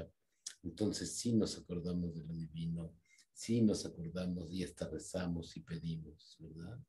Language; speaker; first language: Spanish; native; Spanish